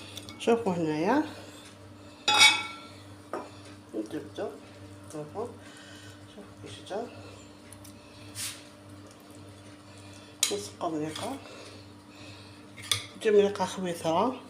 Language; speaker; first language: Arabic; native; Arabic